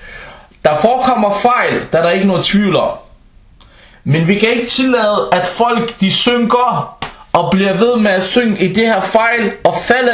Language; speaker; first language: Danish; early bilingual, other home language; Arabic